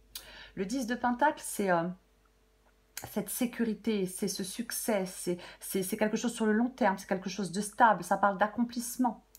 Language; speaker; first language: French; native; French